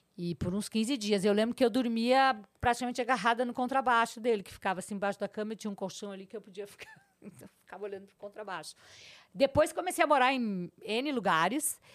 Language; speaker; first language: Portuguese; native; Portuguese